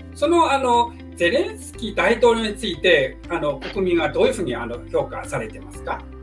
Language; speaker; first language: Japanese; non-native, fluent; Chinese